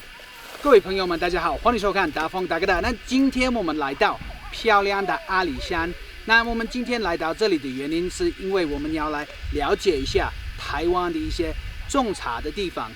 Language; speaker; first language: Chinese; non-native, fluent; English